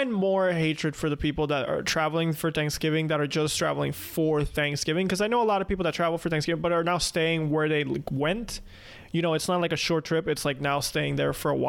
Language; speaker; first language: English; non-native, fluent; Spanish